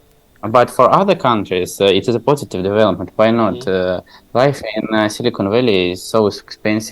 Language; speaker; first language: English; non-native, learner; Tajik